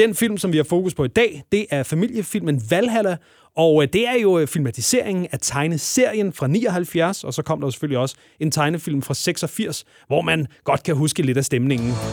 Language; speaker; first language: Danish; native; Danish